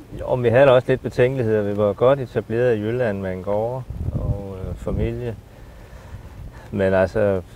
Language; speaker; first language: Danish; native; Danish